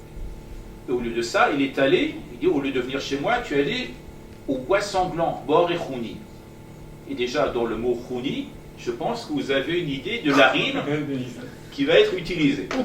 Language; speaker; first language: French; non-native, fluent; Persian